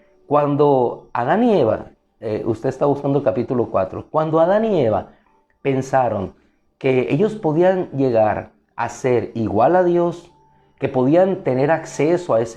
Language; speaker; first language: Spanish; native; Spanish